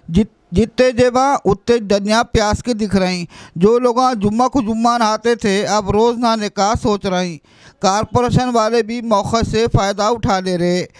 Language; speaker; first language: Hindi; non-native, local second language; Urdu